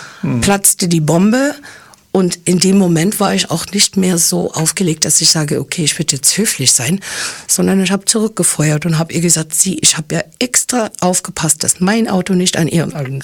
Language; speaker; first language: German; early bilingual, heritage; English